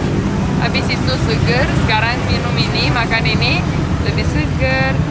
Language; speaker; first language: Indonesian; non-native, fluent; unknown